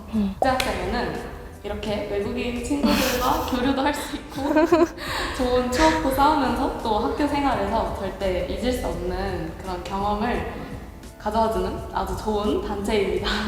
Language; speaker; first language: Korean; native; Korean